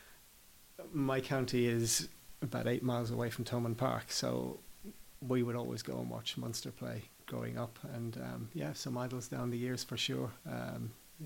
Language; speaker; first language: English; native; English